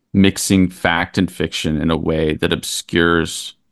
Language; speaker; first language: English; native; English